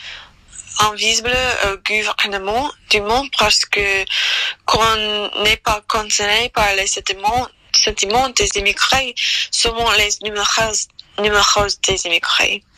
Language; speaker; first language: French; non-native, learner; English